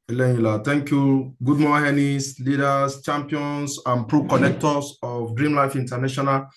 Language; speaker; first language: English; non-native, local second language; Yoruba